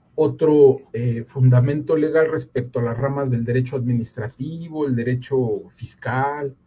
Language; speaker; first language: Spanish; native; Spanish